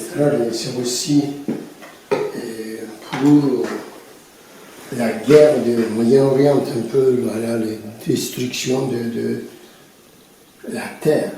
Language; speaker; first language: French; non-native, fluent; Turkish